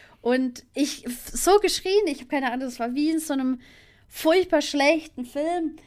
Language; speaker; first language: German; native; German